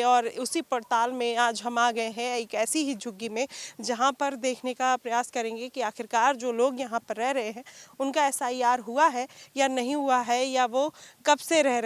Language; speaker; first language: Hindi; native; Hindi